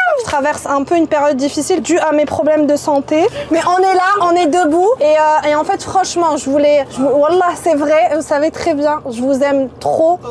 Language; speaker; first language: French; early bilingual, other home language; Arabic